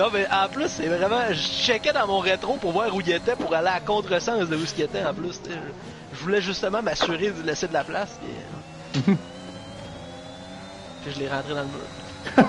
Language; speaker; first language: French; native; French